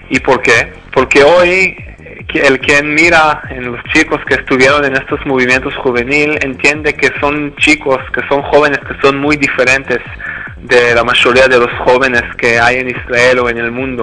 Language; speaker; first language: Spanish; non-native, fluent; Hebrew